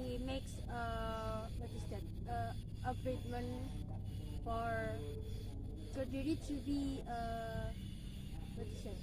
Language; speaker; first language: English; non-native, learner; Indonesian